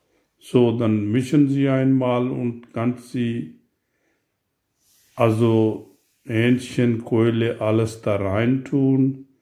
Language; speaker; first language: German; non-native, learner; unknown